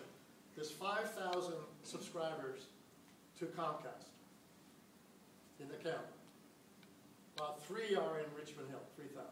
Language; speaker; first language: English; native; English